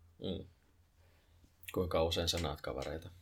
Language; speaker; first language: Finnish; native; Finnish